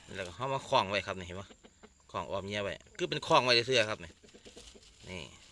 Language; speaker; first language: Thai; native; Thai